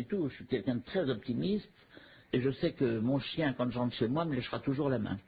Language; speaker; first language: French; native; French